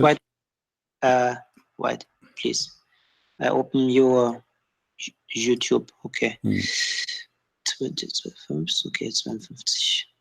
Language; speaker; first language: English; non-native, learner; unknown